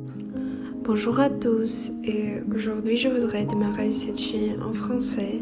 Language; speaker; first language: French; non-native, fluent; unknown